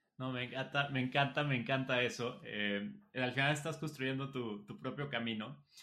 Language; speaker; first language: Spanish; native; Spanish